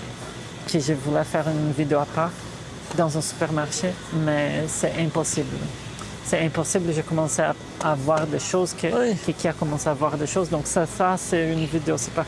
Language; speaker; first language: French; non-native, fluent; Portuguese